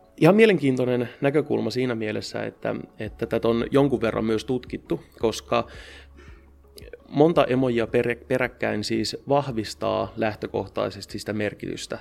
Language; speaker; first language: Finnish; native; Finnish